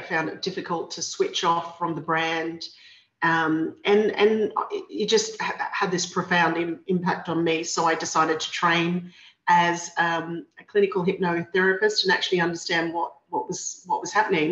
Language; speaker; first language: English; native; English